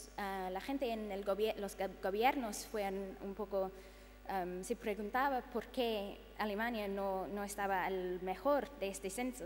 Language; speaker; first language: Spanish; non-native, fluent; English